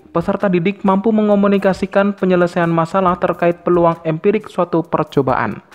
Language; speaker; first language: Indonesian; native; Indonesian